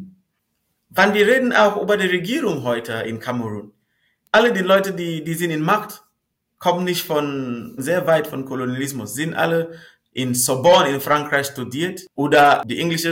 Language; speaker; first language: German; non-native, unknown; Northern Sotho